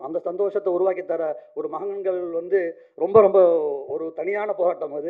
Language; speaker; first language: Tamil; native; Tamil